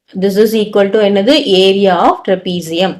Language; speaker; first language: Tamil; native; Tamil